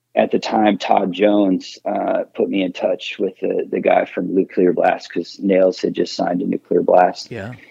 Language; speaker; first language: English; native; English